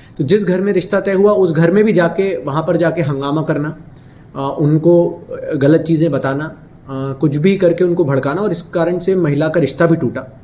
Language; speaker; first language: Hindi; native; Hindi